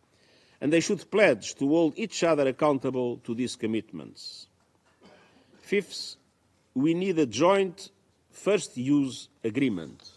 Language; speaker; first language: English; non-native, fluent; Portuguese